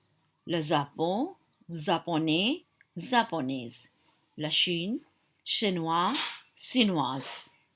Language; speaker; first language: French; non-native, fluent; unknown